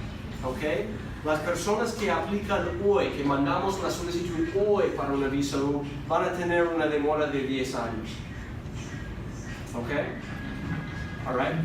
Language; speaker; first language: Spanish; non-native, fluent; English